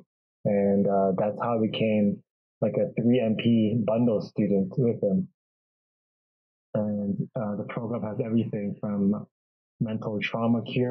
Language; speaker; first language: English; native; English